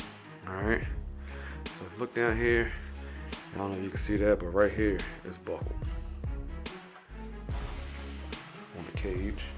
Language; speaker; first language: English; native; English